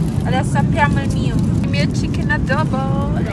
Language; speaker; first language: Italian; early bilingual, other home language; Filipino